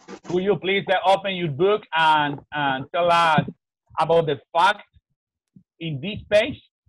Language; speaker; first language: English; non-native, learner; Spanish